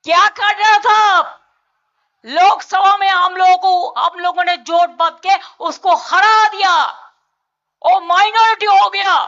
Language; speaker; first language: Hindi; non-native, local second language; Bangla